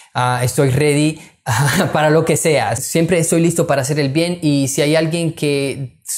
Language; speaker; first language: Spanish; native; Spanish